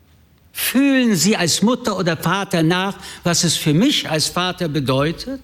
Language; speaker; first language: German; early bilingual, other home language; French